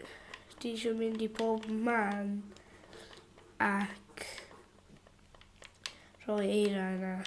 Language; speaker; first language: Welsh; non-native, local second language; English